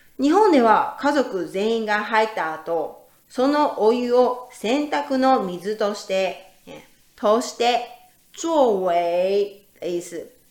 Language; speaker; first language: Japanese; native; Japanese